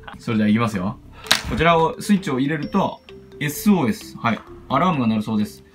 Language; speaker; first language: Japanese; native; Japanese